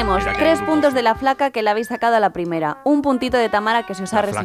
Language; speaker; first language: Spanish; native; Spanish